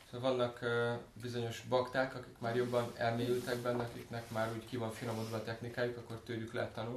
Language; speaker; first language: Hungarian; native; Hungarian